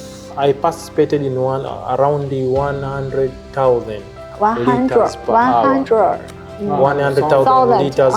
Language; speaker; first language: English; non-native, local second language; Swahili